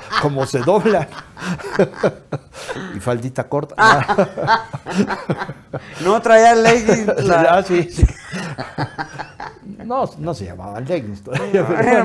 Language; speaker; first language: Spanish; native; Spanish